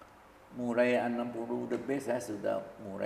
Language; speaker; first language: Indonesian; early bilingual, other home language; Min Nan Chinese